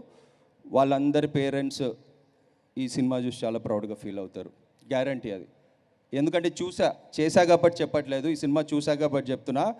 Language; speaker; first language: Telugu; native; Telugu